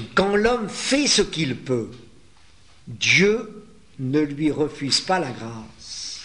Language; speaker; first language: French; native; French